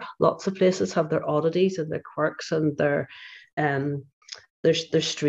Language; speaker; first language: English; native; English